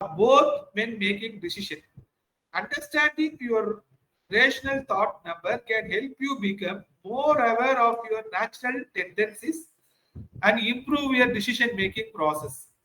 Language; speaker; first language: English; non-native, local second language; Tamil